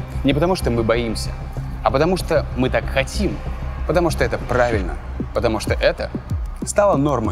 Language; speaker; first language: Russian; native; Russian